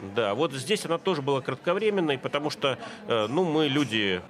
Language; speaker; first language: Russian; native; Russian